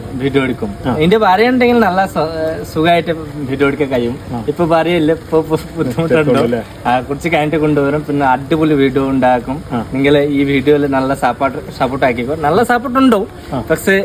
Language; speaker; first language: Malayalam; non-native, learner; Bangla